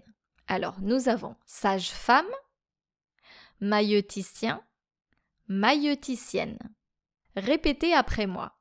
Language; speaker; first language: French; native; French